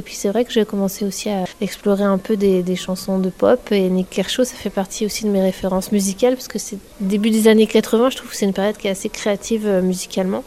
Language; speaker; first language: French; native; French